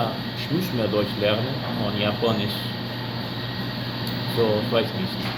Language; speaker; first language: German; non-native, learner; Portuguese